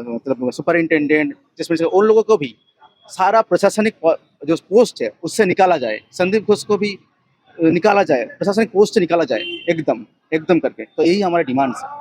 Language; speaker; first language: Hindi; non-native, local second language; Bangla